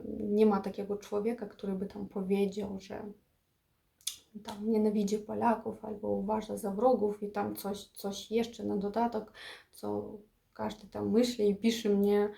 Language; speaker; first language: Polish; non-native, fluent; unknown